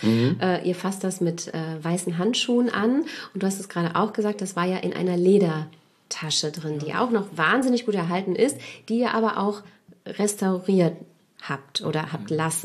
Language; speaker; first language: German; native; German